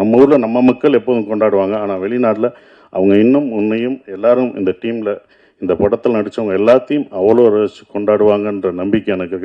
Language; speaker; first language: Tamil; native; Tamil